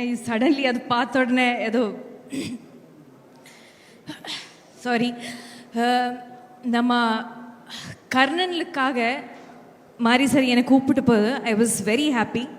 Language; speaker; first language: Tamil; non-native, learner; Malayalam